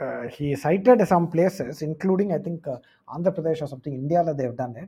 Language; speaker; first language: English; non-native, local second language; Tamil